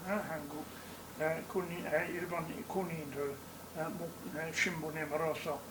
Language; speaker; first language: Korean; non-native, learner; English